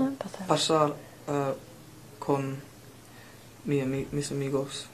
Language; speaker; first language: Spanish; non-native, learner; English